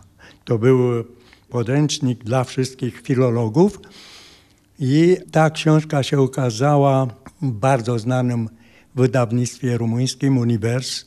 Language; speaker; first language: Polish; non-native, fluent; Romanian